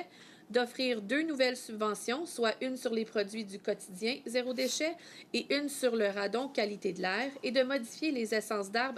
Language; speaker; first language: French; native; French